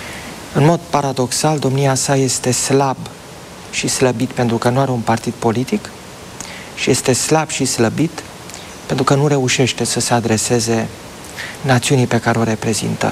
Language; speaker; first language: Romanian; native; Romanian